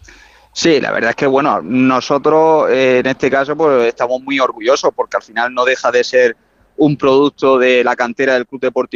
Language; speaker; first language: Spanish; native; Spanish